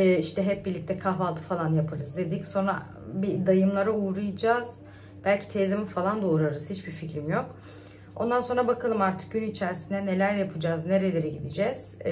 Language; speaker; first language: Turkish; early bilingual, heritage; Turkish